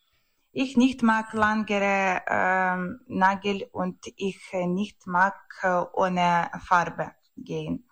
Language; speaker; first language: German; non-native, learner; Ukrainian